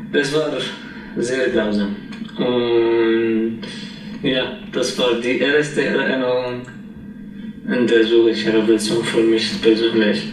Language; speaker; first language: German; non-native, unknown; Arabic